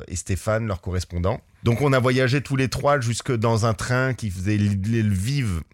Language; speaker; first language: French; native; French